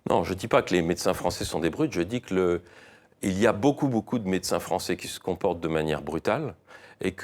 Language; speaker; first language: French; native; French